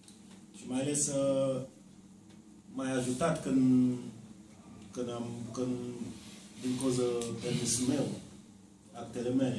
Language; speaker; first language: Romanian; non-native, learner; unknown